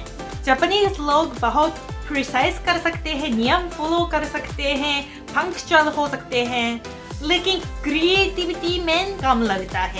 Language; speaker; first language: Hindi; non-native, fluent; Japanese